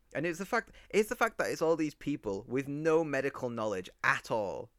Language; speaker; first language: English; native; English